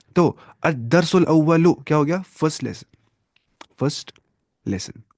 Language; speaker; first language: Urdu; non-native, local second language; Kashmiri